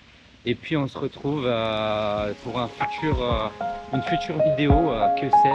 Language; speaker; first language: French; native; French